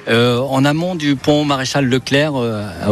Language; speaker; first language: French; native; French